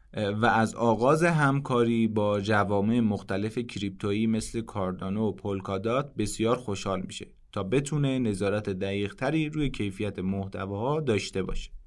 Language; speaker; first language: Persian; native; Persian